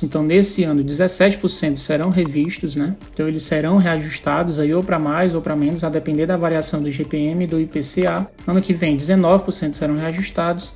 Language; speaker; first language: Portuguese; native; Portuguese